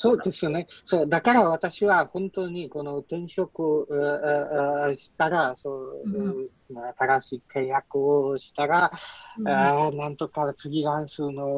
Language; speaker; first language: Japanese; non-native, learner; Polish